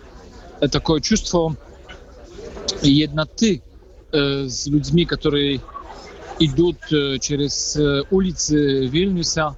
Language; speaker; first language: Russian; non-native, fluent; Polish